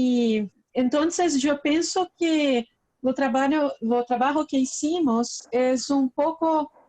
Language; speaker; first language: Spanish; non-native, fluent; Portuguese